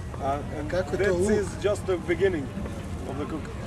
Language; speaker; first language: English; non-native, learner; Serbian